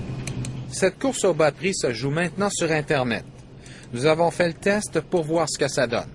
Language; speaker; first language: French; native; French